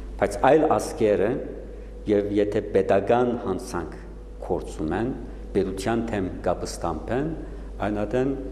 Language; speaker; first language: Armenian; native; Armenian